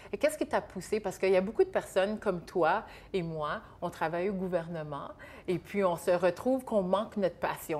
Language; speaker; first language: French; native; French